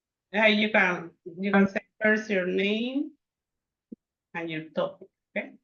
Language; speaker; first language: English; non-native, fluent; Spanish